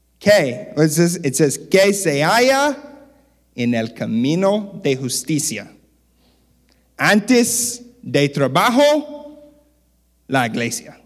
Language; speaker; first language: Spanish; non-native, learner; English